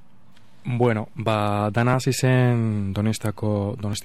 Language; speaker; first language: Basque; non-native, local second language; Spanish